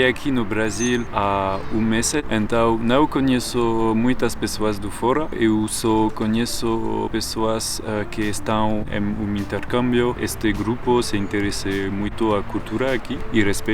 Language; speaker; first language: Portuguese; non-native, fluent; French